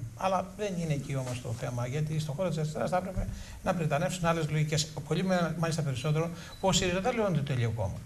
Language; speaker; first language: Greek; native; Greek